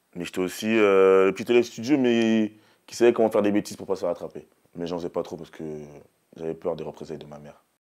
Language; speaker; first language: French; early bilingual, other home language; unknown